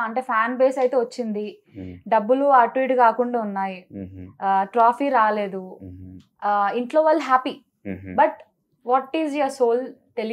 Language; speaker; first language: Telugu; native; Telugu